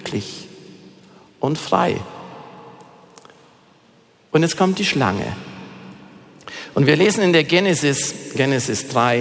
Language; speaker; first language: German; native; German